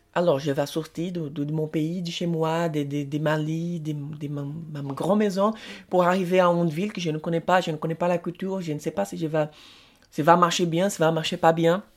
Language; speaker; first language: French; non-native, learner; Portuguese